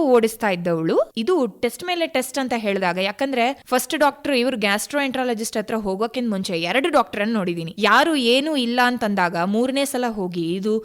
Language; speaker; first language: Kannada; non-native, local second language; Tulu